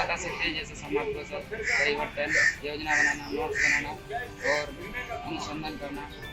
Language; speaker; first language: Hindi; native; Hindi